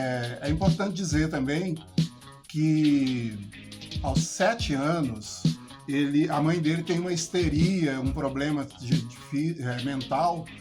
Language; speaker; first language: Portuguese; native; Portuguese